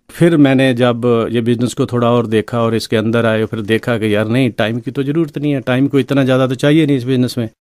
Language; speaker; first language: Hindi; non-native, local second language; Punjabi